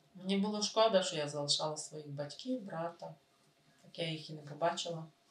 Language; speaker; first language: Ukrainian; native; Ukrainian